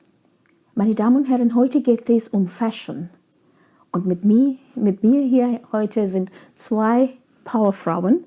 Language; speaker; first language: German; non-native, fluent; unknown